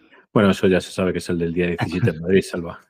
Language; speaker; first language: Spanish; native; Spanish